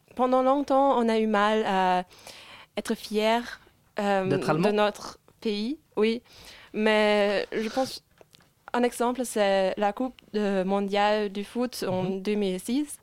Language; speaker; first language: French; non-native, fluent; German